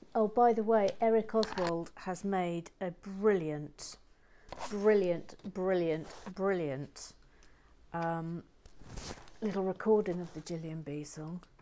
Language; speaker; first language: English; native; English